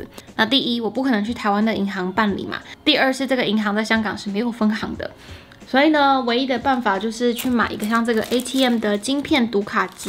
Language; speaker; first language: Chinese; native; Chinese